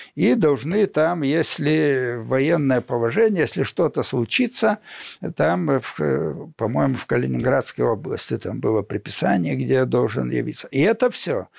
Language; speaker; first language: Russian; non-native, local second language; Lithuanian